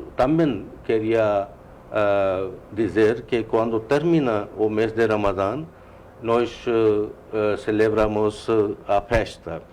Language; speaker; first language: Portuguese; non-native, fluent; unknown